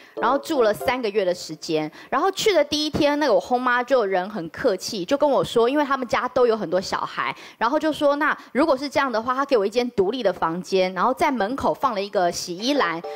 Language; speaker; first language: Chinese; native; Chinese